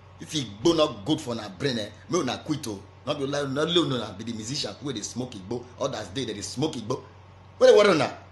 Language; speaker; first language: Nigerian Pidgin; native; Nigerian Pidgin